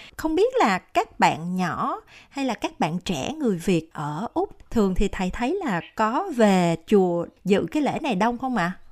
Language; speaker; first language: Vietnamese; native; Vietnamese